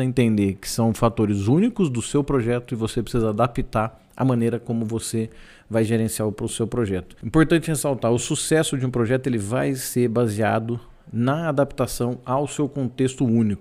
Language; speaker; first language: Portuguese; native; Portuguese